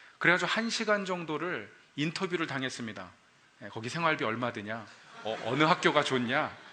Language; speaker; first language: Korean; native; Korean